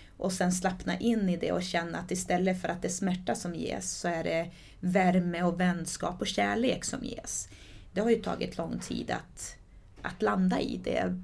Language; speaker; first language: Swedish; early bilingual, other home language; Portuguese